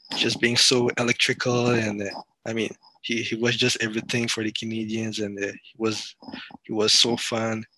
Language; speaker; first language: English; non-native, fluent; French